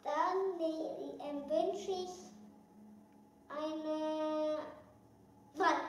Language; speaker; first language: German; early bilingual, other home language; Russian